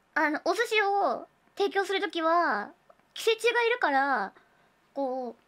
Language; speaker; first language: Japanese; native; Japanese